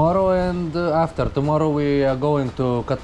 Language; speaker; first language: English; non-native, learner; Lithuanian